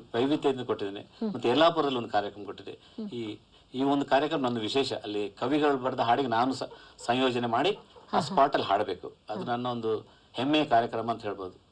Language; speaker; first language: Kannada; native; Kannada